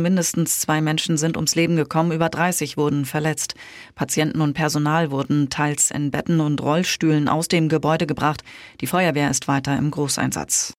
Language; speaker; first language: German; native; German